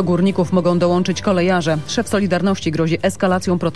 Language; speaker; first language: Polish; native; Polish